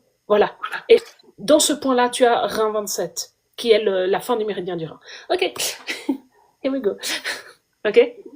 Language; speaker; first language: French; native; French